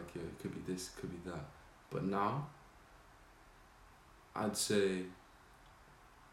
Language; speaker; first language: English; native; English